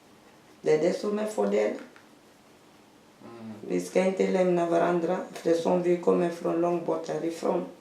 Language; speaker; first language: Swedish; non-native, learner; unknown